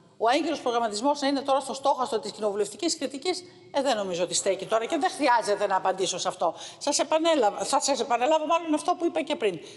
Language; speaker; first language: Greek; native; Greek